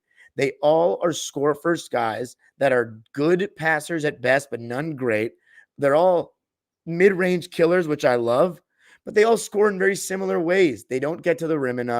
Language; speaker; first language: English; native; English